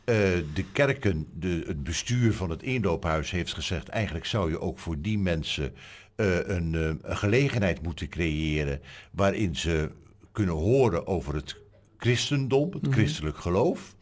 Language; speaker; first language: Dutch; native; Dutch